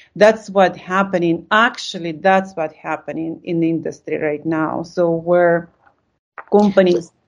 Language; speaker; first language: English; non-native, fluent; Lithuanian